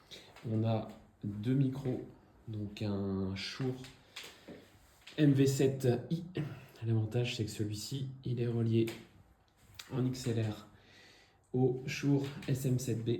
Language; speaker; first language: French; native; French